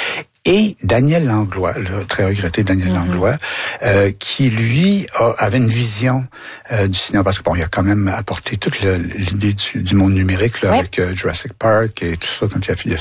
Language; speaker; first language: French; native; French